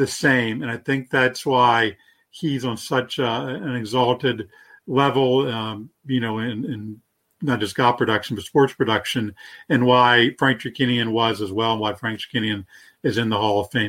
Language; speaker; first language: English; native; English